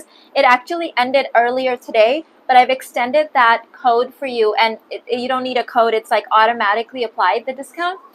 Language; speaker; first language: English; early bilingual, other home language; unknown